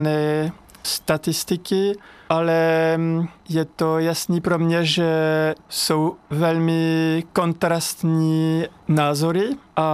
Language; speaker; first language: Czech; non-native, fluent; French